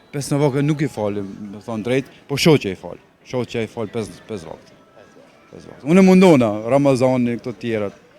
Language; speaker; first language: Albanian; early bilingual, heritage; Albanian